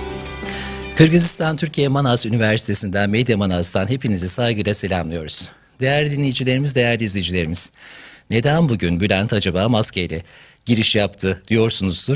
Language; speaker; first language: Turkish; native; Turkish